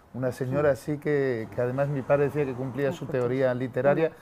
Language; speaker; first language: Spanish; native; Spanish